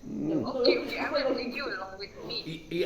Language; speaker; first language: English; non-native, local second language; Mizo